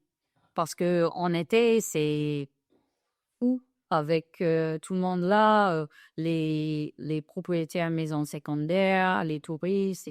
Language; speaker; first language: French; non-native, fluent; English